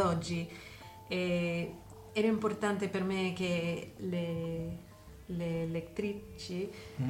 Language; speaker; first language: Italian; non-native, learner; English